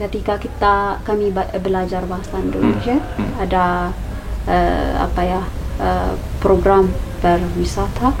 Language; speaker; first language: Indonesian; non-native, learner; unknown